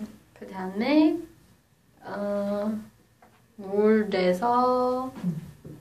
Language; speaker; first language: Korean; non-native, learner; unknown